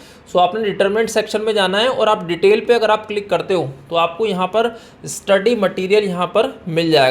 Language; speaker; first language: Hindi; native; Hindi